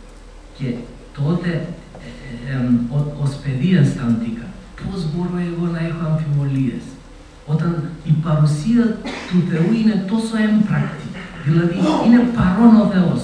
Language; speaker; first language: Greek; non-native, fluent; Macedonian